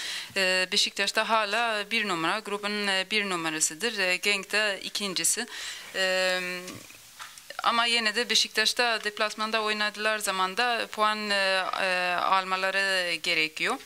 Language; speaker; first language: Turkish; early bilingual, other home language; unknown